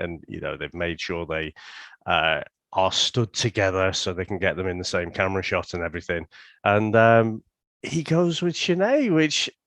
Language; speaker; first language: English; native; English